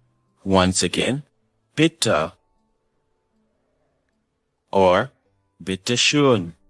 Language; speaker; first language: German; non-native, fluent; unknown